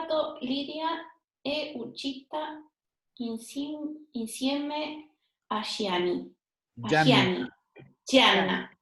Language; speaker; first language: Italian; non-native, learner; Spanish